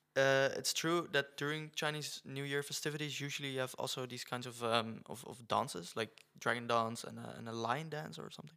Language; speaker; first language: English; non-native, fluent; Dutch